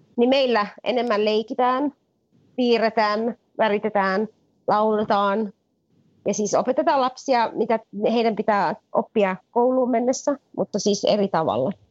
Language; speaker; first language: Finnish; native; Finnish